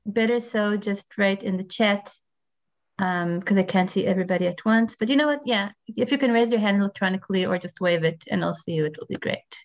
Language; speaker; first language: English; non-native, fluent; Hebrew